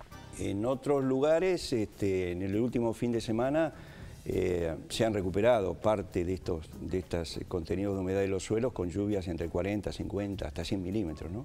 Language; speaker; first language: Spanish; native; Spanish